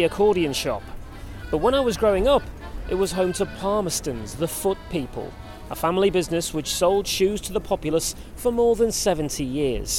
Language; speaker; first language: English; native; English